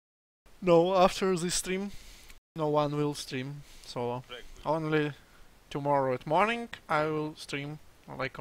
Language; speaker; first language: English; non-native, learner; Russian